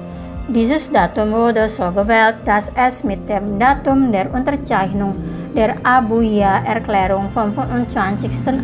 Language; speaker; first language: German; non-native, fluent; Indonesian